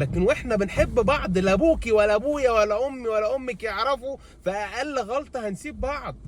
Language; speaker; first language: Arabic; native; Arabic